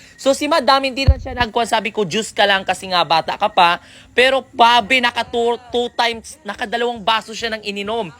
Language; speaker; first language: Filipino; non-native, local second language; Cebuano